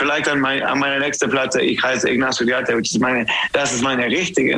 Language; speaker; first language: German; non-native, learner; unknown